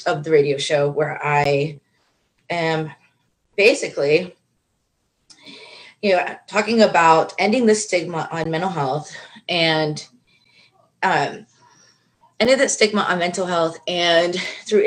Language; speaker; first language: English; native; English